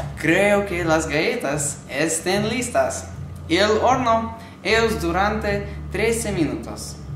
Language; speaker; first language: Spanish; non-native, learner; English